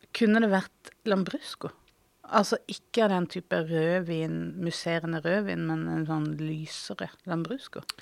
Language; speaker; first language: Norwegian; native; Norwegian